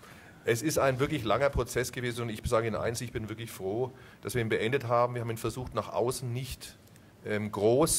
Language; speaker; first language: German; native; German